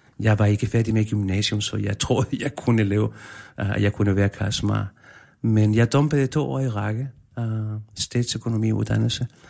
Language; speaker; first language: Danish; non-native, fluent; Spanish